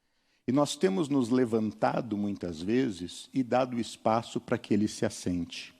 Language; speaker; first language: Portuguese; native; Portuguese